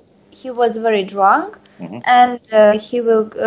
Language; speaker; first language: English; non-native, learner; Russian